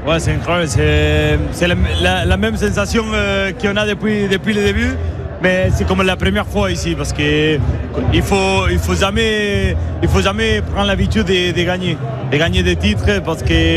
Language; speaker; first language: French; non-native, fluent; Spanish